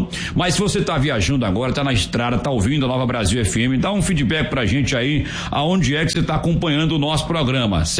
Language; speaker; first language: Portuguese; native; Portuguese